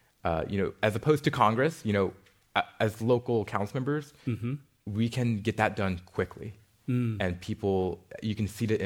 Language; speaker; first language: English; native; English